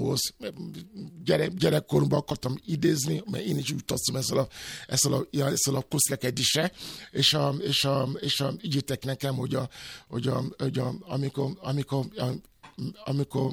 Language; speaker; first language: Hungarian; non-native, fluent; Yoruba